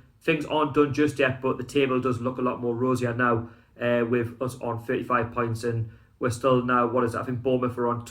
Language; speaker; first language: English; native; English